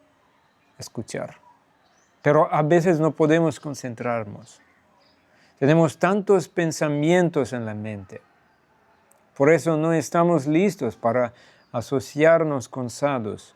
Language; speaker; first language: Spanish; non-native, fluent; Russian